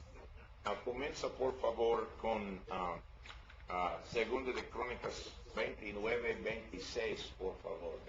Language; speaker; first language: Spanish; non-native, learner; English